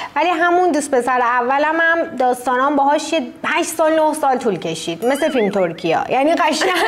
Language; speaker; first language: Persian; early bilingual, heritage; Turkish